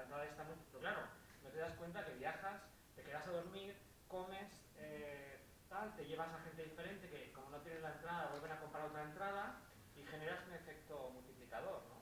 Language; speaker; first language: Spanish; native; Spanish